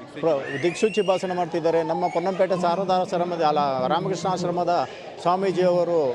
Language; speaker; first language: Kannada; native; Kannada